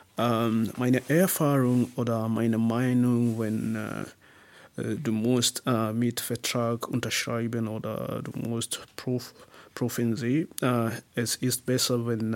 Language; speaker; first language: German; non-native, learner; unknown